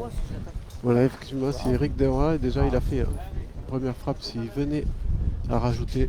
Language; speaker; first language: French; native; French